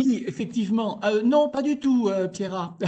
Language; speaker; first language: French; native; French